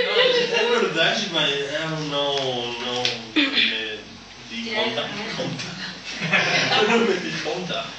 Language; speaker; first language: Portuguese; non-native, learner; Spanish